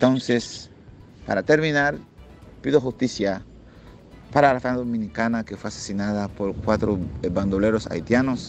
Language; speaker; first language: Spanish; non-native, fluent; Haitian Creole